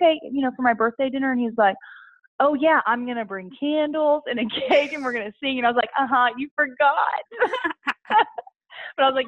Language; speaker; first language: English; native; English